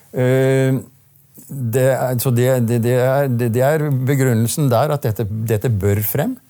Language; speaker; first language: Norwegian; native; Norwegian